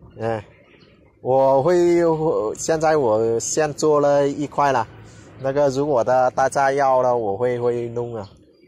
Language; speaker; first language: Chinese; non-native, learner; Vietnamese